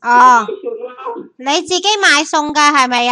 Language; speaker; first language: Cantonese; native; Cantonese